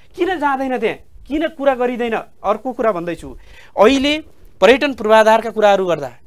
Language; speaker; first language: Nepali; native; Nepali